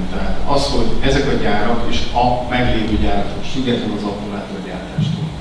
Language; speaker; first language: Hungarian; native; Hungarian